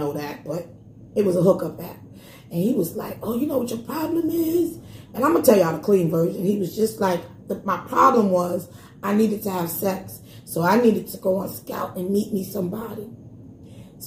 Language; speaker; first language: English; native; English